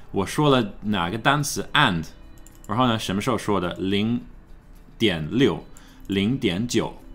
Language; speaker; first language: Chinese; non-native, fluent; English